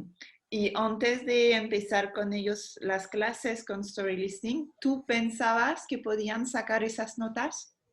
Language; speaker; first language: Spanish; non-native, fluent; French